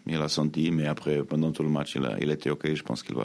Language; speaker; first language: French; non-native, fluent; Portuguese